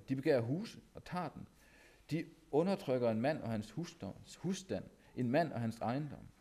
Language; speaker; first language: Danish; native; Danish